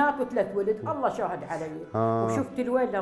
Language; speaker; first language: Arabic; native; Arabic